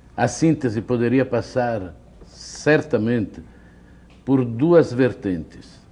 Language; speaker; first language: Portuguese; non-native, fluent; Italian